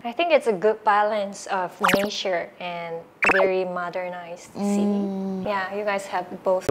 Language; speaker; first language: English; non-native, fluent; Japanese